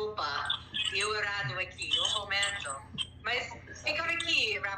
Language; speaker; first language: Portuguese; non-native, learner; English